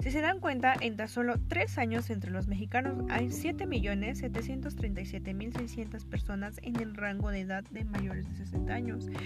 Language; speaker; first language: Spanish; native; Spanish